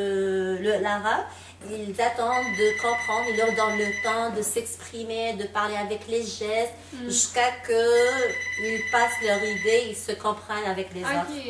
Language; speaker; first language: French; non-native, local second language; Arabic